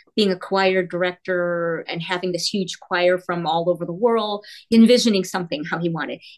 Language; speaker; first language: English; early bilingual, heritage; Korean